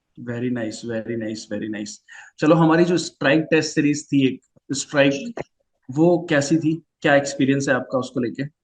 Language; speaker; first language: Hindi; native; Hindi